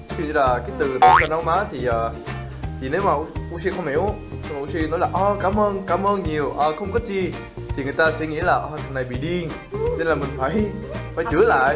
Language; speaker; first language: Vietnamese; non-native, fluent; Korean